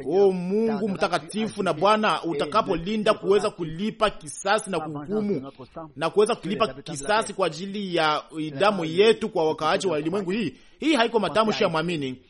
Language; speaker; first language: Swahili; native; Swahili